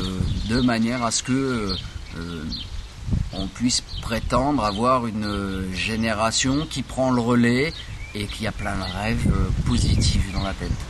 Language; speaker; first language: French; native; French